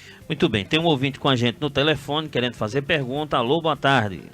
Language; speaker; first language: Portuguese; native; Portuguese